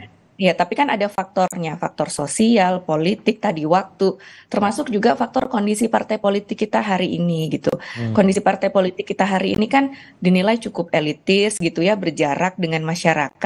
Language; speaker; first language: Indonesian; native; Indonesian